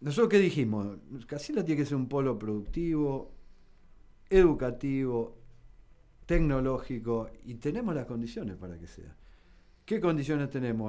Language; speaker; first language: Spanish; native; Spanish